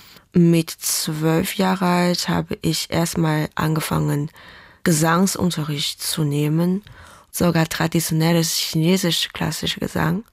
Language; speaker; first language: German; non-native, fluent; Chinese